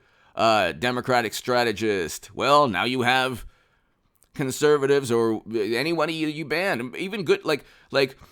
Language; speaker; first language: English; native; English